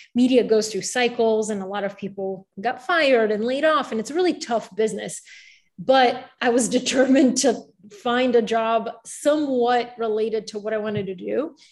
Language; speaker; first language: English; early bilingual, other home language; Bulgarian